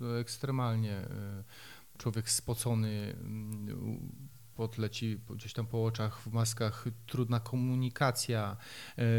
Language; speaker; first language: Polish; native; Polish